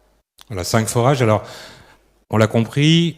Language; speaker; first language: French; native; French